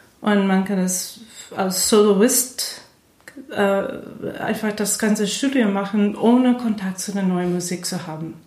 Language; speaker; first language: German; non-native, fluent; English